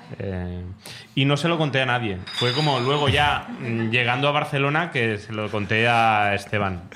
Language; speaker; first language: Spanish; non-native, local second language; Catalan